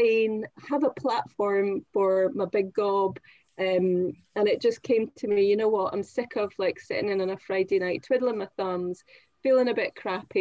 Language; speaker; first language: English; native; English